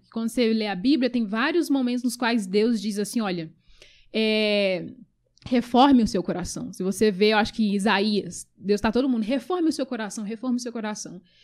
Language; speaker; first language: Portuguese; early bilingual, other home language; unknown